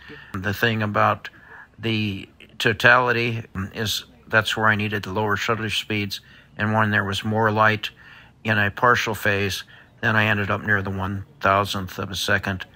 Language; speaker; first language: English; native; English